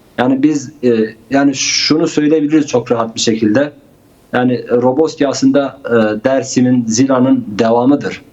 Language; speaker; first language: Turkish; non-native, local second language; Kurdish